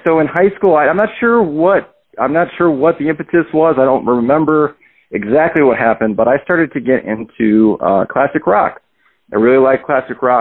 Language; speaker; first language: English; native; English